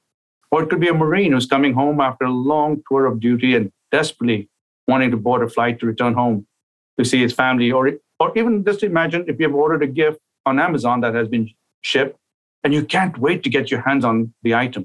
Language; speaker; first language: English; non-native, local second language; Urdu